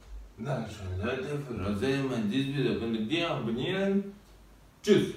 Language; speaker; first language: German; non-native, learner; Russian